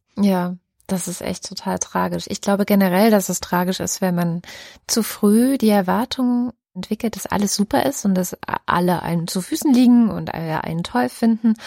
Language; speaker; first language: German; native; German